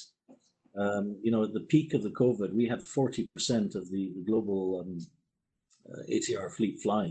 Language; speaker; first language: English; native; English